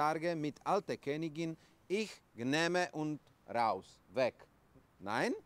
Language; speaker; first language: German; non-native, learner; Czech